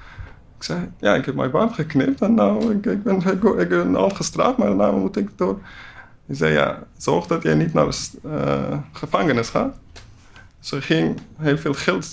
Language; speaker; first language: Dutch; non-native, learner; Persian